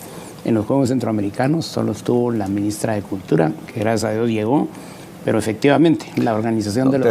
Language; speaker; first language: Spanish; native; Spanish